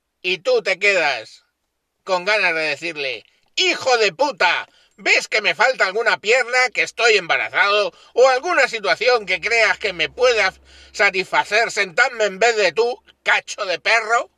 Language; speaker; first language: Spanish; native; Spanish